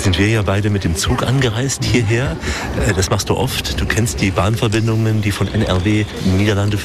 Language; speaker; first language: German; native; German